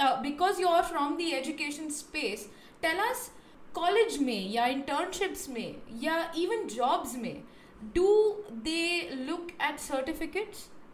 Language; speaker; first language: English; non-native, local second language; Hindi